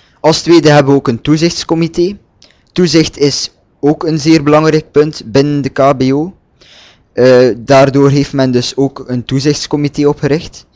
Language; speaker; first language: Dutch; native; Dutch